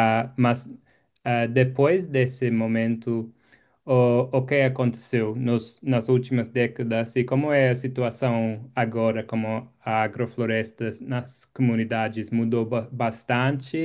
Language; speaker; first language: Portuguese; non-native, fluent; English